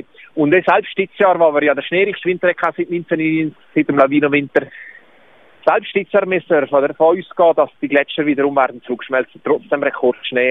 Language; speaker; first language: German; native; German